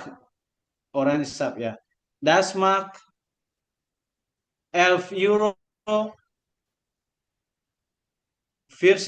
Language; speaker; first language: German; non-native, learner; Indonesian